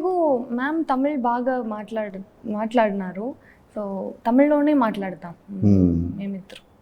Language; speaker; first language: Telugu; non-native, learner; Tamil